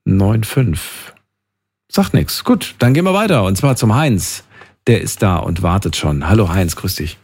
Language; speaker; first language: German; native; German